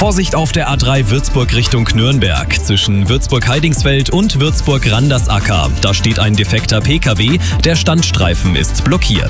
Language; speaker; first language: German; native; German